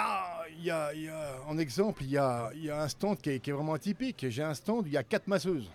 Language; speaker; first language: French; native; French